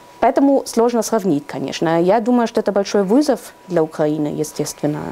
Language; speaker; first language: Russian; non-native, fluent; German